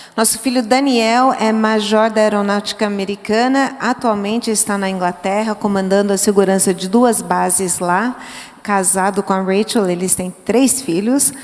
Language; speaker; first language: Portuguese; early bilingual, other home language; English